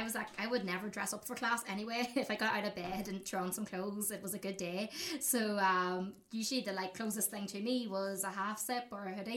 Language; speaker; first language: English; native; English